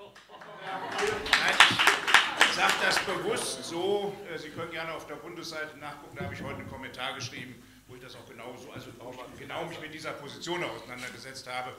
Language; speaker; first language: German; native; German